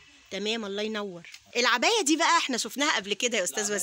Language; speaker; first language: Arabic; native; Arabic